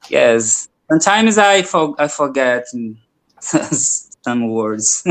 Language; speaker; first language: English; non-native, learner; Portuguese